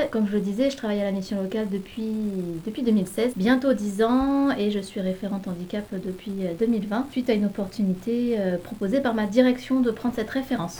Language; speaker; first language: French; native; French